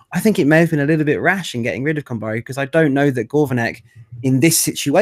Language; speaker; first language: English; native; English